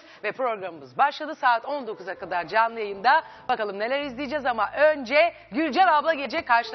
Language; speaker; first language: Turkish; native; Turkish